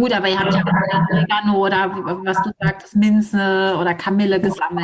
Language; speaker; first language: German; native; German